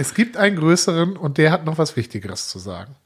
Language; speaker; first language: German; native; German